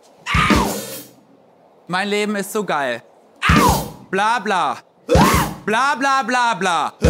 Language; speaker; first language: German; native; German